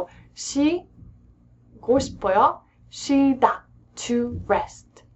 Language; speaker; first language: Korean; non-native, fluent; English